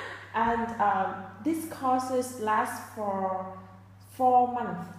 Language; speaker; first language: English; non-native, fluent; Vietnamese